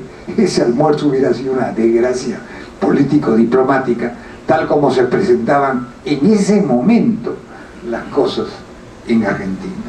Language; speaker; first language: Spanish; native; Spanish